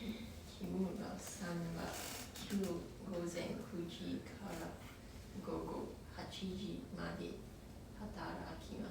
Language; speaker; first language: Japanese; non-native, learner; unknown